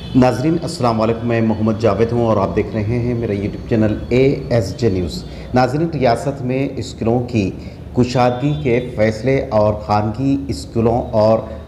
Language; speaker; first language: Urdu; native; Urdu